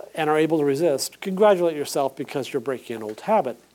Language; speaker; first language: English; native; English